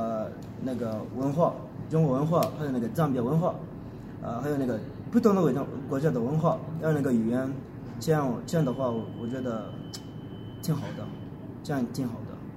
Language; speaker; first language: Chinese; non-native, learner; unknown